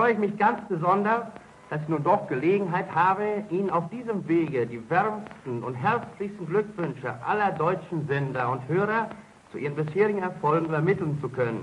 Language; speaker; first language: German; native; German